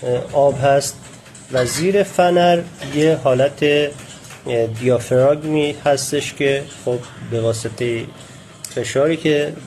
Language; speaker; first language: Persian; native; Persian